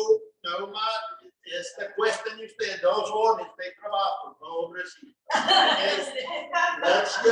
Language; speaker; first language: Spanish; non-native, learner; English